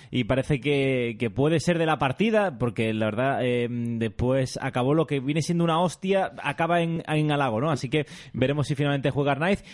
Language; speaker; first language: Spanish; native; Spanish